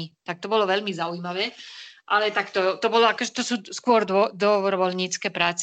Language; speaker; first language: Slovak; non-native, fluent; Spanish